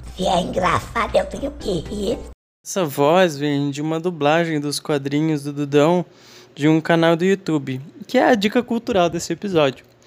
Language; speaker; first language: Portuguese; non-native, fluent; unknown